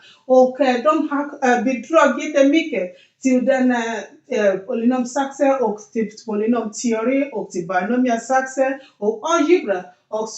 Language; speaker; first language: Swedish; non-native, learner; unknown